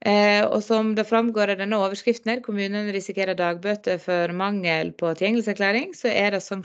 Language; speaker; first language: Norwegian; native; Norwegian